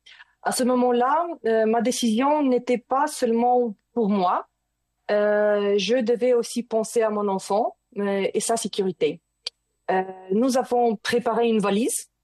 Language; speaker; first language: French; non-native, learner; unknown